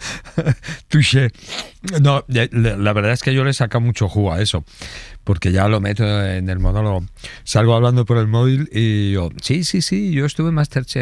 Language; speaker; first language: Spanish; native; Spanish